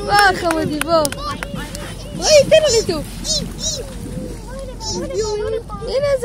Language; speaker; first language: Hebrew; native; Hebrew